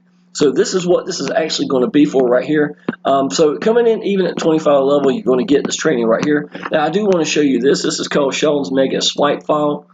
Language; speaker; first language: English; native; English